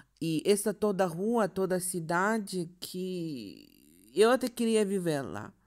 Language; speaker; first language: Portuguese; non-native, learner; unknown